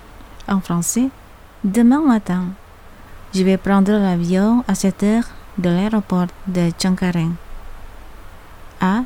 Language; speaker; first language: French; non-native, fluent; Indonesian